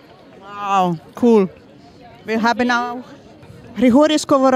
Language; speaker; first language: German; non-native, learner; Ukrainian